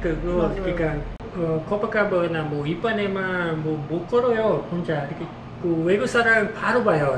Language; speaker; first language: Korean; non-native, learner; Portuguese